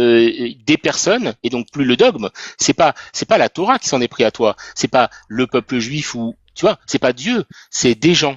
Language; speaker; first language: French; native; French